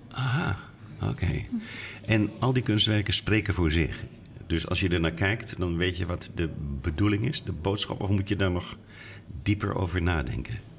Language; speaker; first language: Dutch; native; Dutch